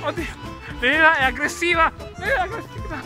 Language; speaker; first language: Italian; native; Italian